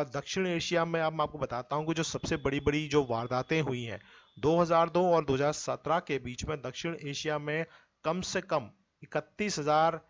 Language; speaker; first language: Hindi; native; Hindi